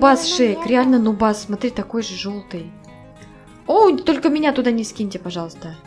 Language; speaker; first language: Russian; native; Russian